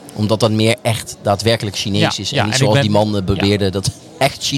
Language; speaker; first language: Dutch; native; Dutch